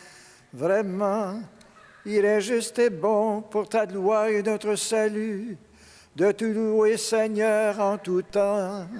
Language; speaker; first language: French; native; French